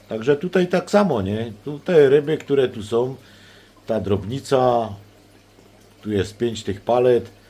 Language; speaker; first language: Polish; native; Polish